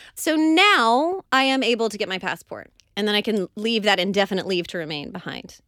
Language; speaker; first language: English; native; English